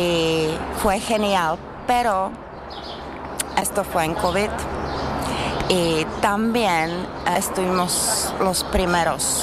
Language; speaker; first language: Spanish; non-native, learner; Czech